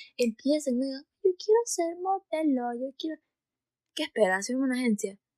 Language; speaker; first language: Spanish; early bilingual, heritage; Spanish